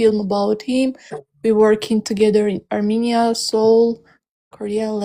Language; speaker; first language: English; non-native, learner; Armenian